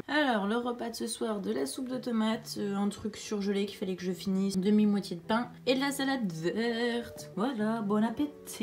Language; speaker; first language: French; native; French